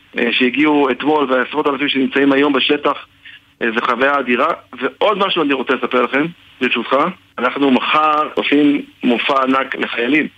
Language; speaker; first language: Hebrew; native; Hebrew